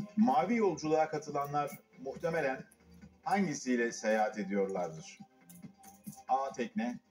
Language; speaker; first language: Turkish; native; Turkish